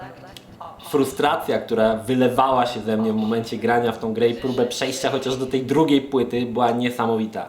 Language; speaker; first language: Polish; native; Polish